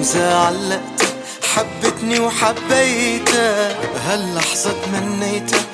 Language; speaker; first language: Arabic; native; Arabic